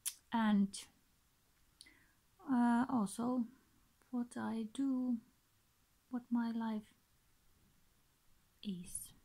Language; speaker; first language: English; non-native, learner; Finnish